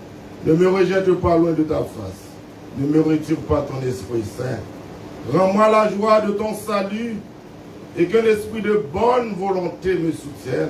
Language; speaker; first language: French; non-native, local second language; Haitian Creole